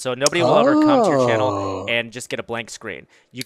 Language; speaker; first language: English; native; English